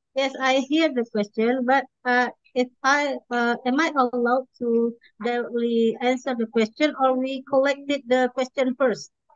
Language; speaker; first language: English; non-native, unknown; Indonesian